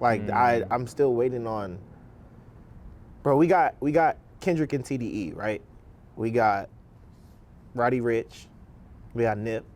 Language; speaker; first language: English; native; English